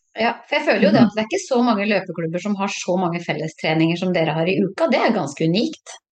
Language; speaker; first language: Norwegian; native; Norwegian